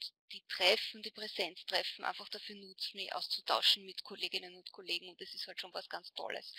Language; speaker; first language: German; native; German